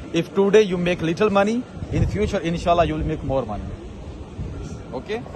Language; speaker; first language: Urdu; non-native, local second language; Punjabi